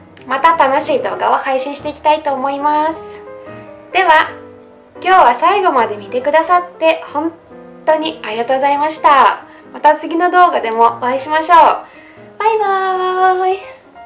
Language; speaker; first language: Japanese; non-native, fluent; Russian